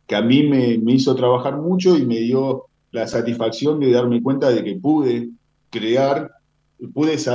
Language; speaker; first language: Spanish; native; Spanish